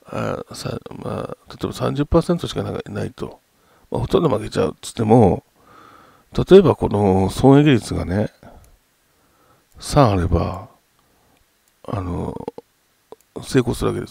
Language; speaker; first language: Japanese; native; Japanese